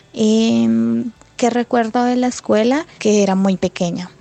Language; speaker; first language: Spanish; native; Spanish